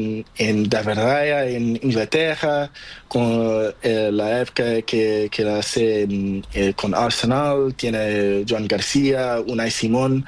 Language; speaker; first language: Spanish; non-native, learner; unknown